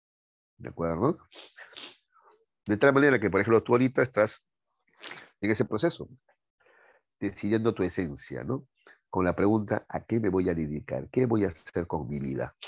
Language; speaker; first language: Spanish; native; Spanish